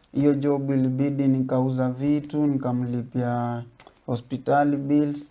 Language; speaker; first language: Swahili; non-native, local second language; Luyia